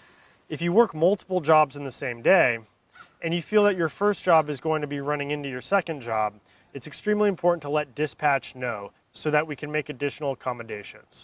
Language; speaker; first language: English; native; English